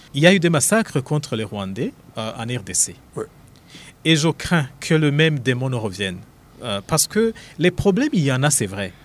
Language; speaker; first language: French; non-native, local second language; Rundi